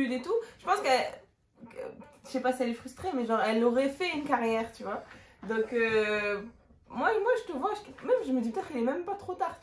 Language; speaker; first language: French; native; French